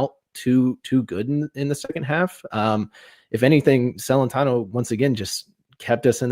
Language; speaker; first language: English; native; English